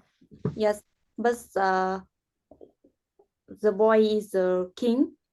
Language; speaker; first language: English; non-native, learner; Vietnamese